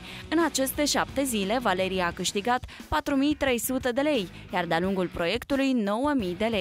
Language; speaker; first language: Romanian; native; Romanian